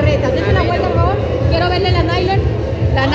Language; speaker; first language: Spanish; native; Spanish